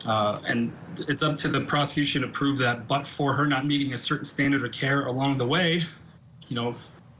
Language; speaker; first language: English; native; English